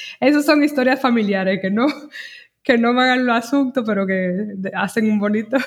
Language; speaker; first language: Spanish; native; Spanish